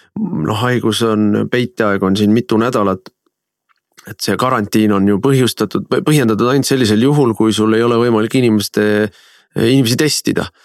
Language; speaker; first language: Estonian; native; Estonian